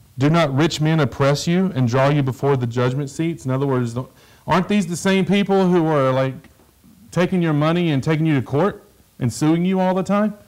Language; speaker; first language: English; native; English